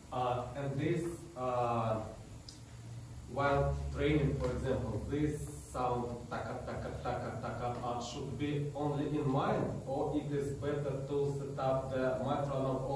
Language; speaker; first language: English; non-native, learner; Russian